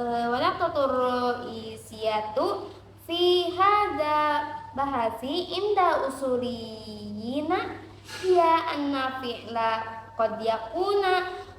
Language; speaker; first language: Arabic; non-native, learner; Indonesian